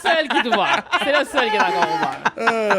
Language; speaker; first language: French; native; French